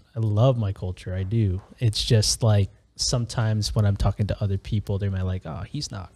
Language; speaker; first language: English; early bilingual, other home language; Filipino